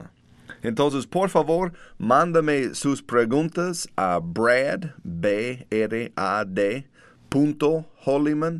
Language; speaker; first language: Spanish; non-native, learner; English